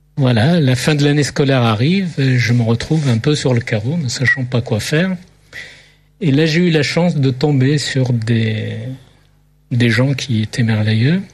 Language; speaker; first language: French; early bilingual, other home language; Arabic